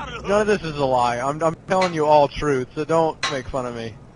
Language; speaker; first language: English; native; English